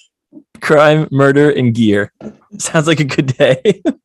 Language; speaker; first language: English; native; English